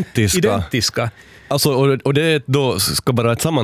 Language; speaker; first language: Swedish; native; Swedish